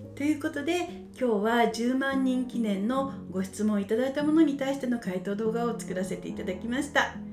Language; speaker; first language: Japanese; native; Japanese